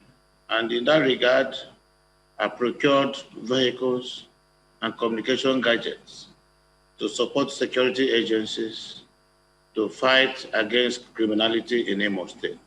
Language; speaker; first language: English; non-native, local second language; Igbo